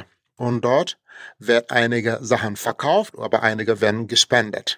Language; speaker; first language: German; non-native, fluent; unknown